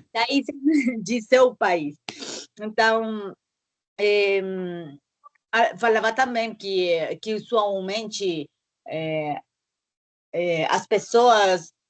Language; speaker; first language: Portuguese; non-native, learner; Spanish